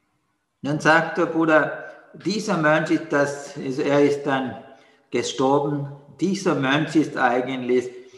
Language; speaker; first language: German; non-native, fluent; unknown